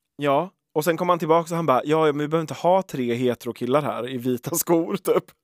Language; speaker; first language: Swedish; native; Swedish